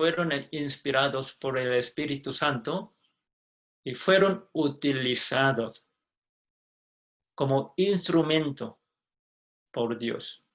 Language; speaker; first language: Spanish; non-native, fluent; Korean